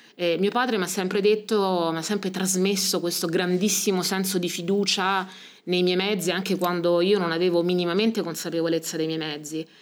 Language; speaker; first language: Italian; native; Italian